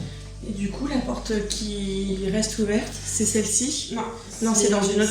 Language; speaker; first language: French; native; French